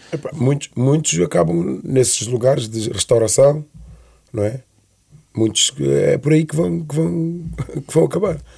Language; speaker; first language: Portuguese; early bilingual, other home language; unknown